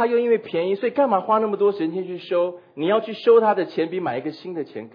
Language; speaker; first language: Chinese; native; Chinese